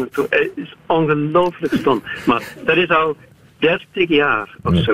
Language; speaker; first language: Dutch; non-native, fluent; English